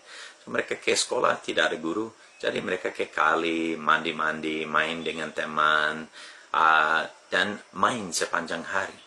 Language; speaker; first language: Indonesian; non-native, fluent; English